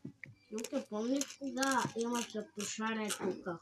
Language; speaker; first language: Bulgarian; early bilingual, other home language; Russian